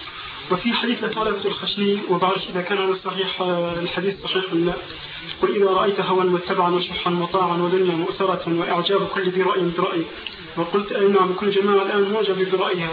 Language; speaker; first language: Arabic; native; Arabic